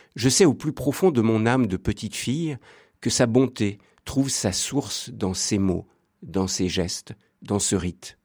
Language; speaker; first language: French; native; French